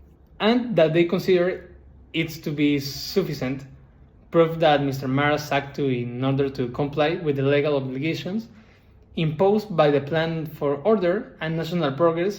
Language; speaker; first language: English; non-native, learner; Spanish